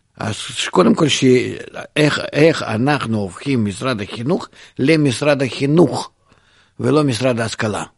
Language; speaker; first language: Hebrew; non-native, fluent; Russian